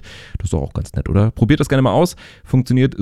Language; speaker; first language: German; native; German